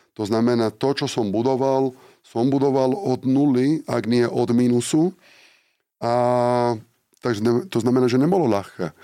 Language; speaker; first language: Slovak; non-native, fluent; Italian